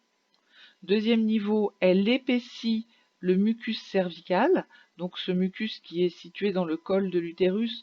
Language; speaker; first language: French; native; French